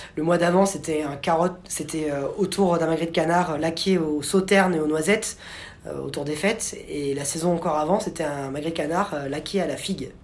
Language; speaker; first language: French; native; French